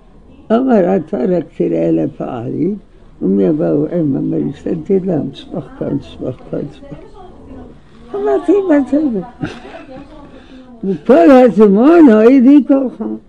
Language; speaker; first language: Hebrew; non-native, fluent; Arabic